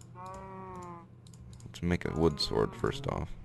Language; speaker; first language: English; native; English